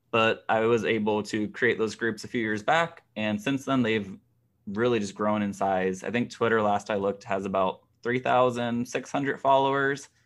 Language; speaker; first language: English; native; English